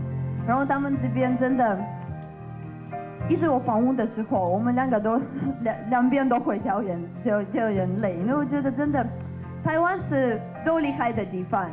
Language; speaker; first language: Chinese; non-native, fluent; Russian